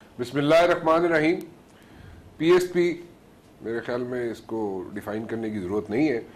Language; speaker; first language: Urdu; native; Urdu